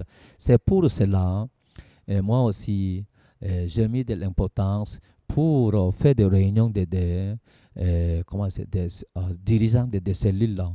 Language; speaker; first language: French; non-native, learner; Korean